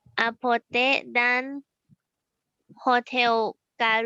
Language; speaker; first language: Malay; non-native, learner; Thai